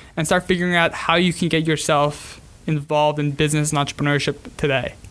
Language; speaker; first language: English; native; English